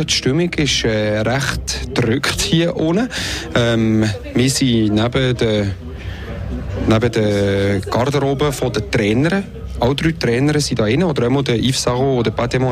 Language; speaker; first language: German; native; German